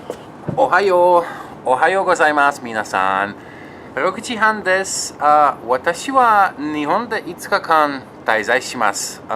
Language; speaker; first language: Japanese; non-native, learner; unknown